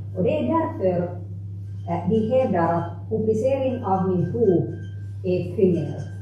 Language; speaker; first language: Swedish; non-native, local second language; Finnish